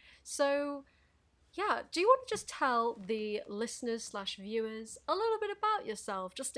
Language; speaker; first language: English; native; English